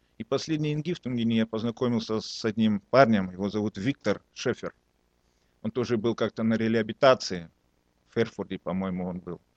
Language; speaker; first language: Russian; native; Russian